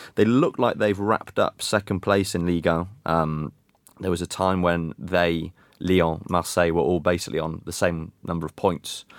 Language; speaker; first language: English; native; English